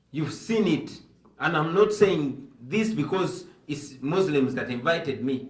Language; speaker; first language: English; non-native, local second language; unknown